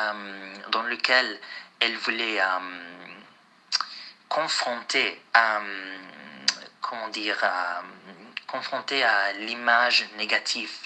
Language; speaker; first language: French; non-native, fluent; Arabic